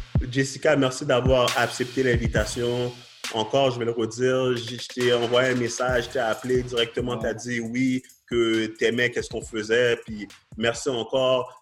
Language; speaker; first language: French; native; French